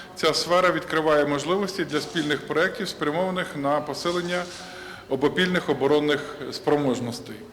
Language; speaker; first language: Ukrainian; native; Ukrainian